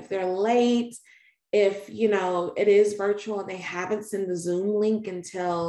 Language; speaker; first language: English; native; English